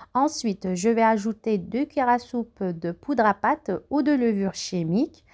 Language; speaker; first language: French; non-native, local second language; Arabic